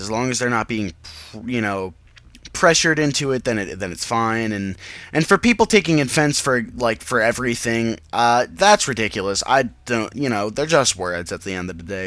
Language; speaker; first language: English; native; English